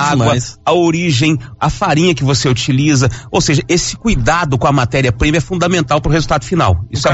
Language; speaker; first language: Portuguese; native; Portuguese